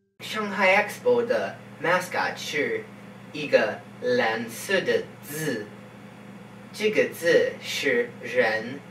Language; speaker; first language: Chinese; non-native, learner; English